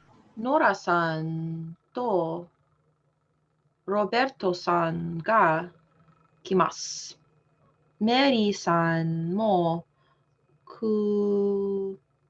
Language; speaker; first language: Japanese; non-native, learner; English